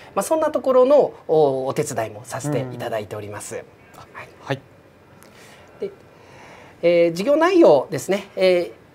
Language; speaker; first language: Japanese; native; Japanese